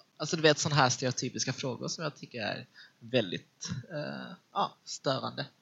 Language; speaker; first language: Swedish; early bilingual, other home language; Vietnamese